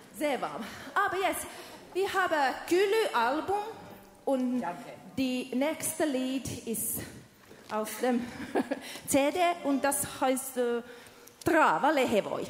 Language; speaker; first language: German; non-native, learner; Finnish